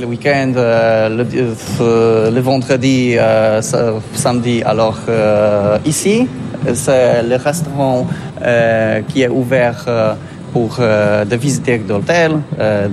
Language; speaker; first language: French; non-native, learner; Polish